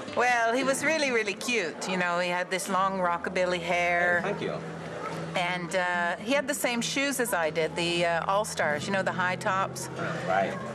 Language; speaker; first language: English; native; English